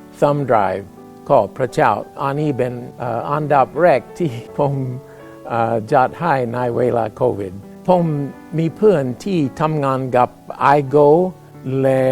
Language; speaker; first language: Thai; non-native, fluent; English